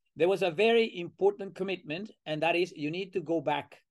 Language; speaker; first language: English; non-native, fluent; Spanish